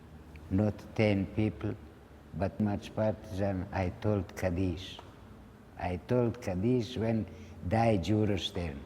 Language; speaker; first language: English; non-native, learner; Ladino